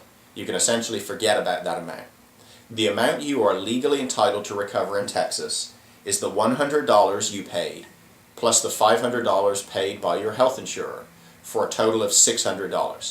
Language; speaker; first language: English; native; English